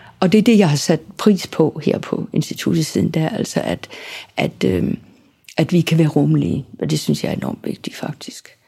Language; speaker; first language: Danish; native; Danish